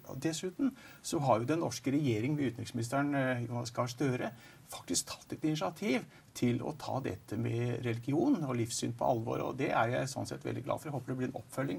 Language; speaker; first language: Norwegian; native; Norwegian